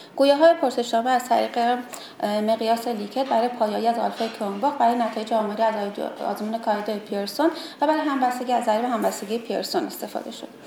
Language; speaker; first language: Persian; native; Persian